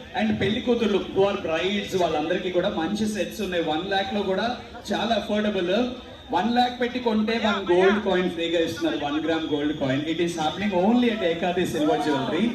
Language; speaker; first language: Telugu; native; Telugu